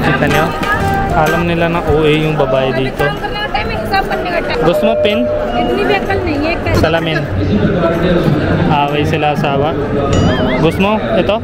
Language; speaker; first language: Filipino; non-native, learner; Hindi